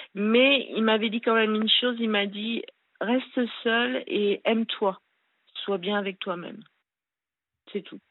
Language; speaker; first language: French; native; French